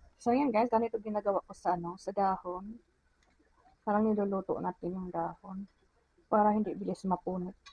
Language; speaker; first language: Filipino; non-native, local second language; Cebuano